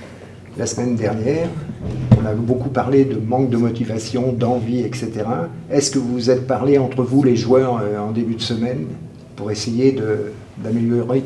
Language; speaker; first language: French; native; French